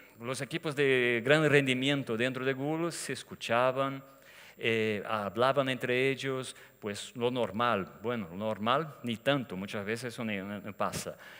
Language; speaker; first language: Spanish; non-native, fluent; Portuguese